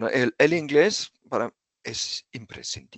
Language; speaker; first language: Spanish; non-native, fluent; German